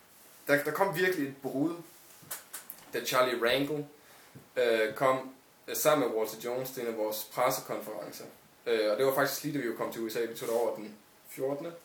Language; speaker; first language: Danish; native; Danish